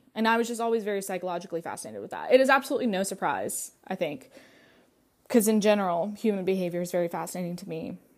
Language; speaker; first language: English; early bilingual, other home language; Russian